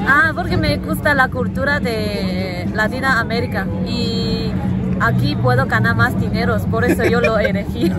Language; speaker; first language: Spanish; non-native, learner; Chinese